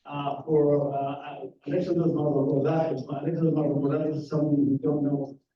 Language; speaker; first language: English; non-native, fluent; Greek